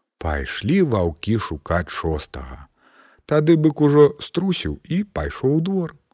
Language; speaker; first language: Belarusian; native; Belarusian